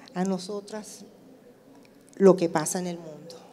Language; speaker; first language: Spanish; native; Spanish